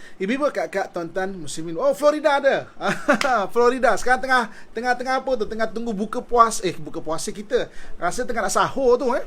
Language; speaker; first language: Malay; native; Malay